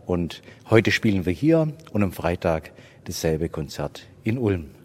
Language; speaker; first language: German; native; German